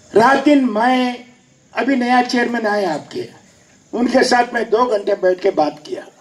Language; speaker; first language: Hindi; non-native, local second language; Telugu